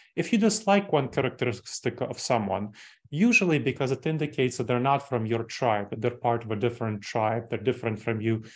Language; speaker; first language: English; early bilingual, other home language; Russian